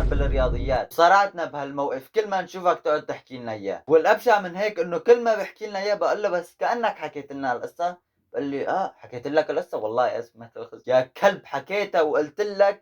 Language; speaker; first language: Arabic; native; Arabic